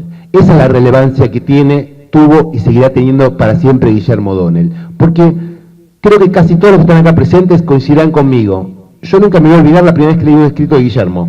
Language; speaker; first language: Spanish; native; Spanish